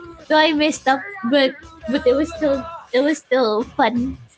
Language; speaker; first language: English; non-native, fluent; Indonesian